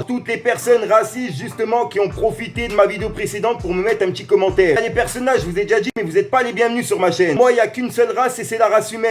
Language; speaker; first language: French; native; French